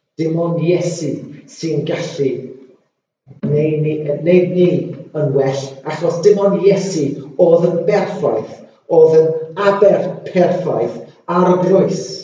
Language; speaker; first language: Welsh; non-native, local second language; English